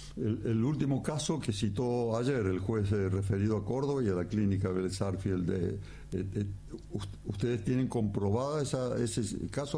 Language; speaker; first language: Spanish; native; Spanish